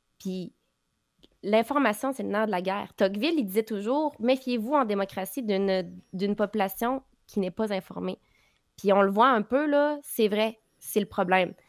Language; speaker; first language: French; native; French